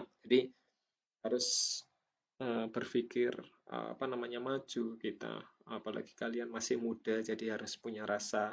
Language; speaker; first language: Indonesian; native; Indonesian